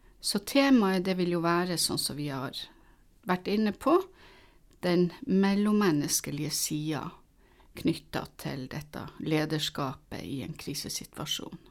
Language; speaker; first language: Norwegian; native; Norwegian